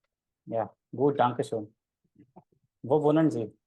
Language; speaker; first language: German; non-native, fluent; Hindi